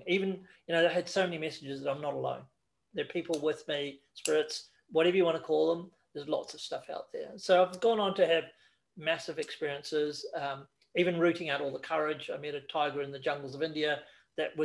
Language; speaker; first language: English; native; English